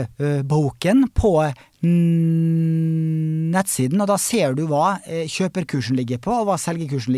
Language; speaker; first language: Norwegian; native; Norwegian